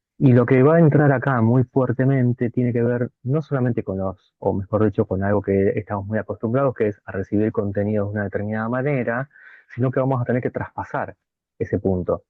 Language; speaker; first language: Spanish; native; Spanish